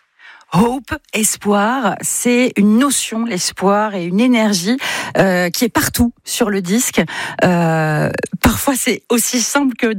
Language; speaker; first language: French; native; French